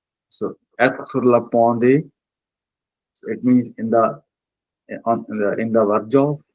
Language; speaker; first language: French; non-native, learner; Punjabi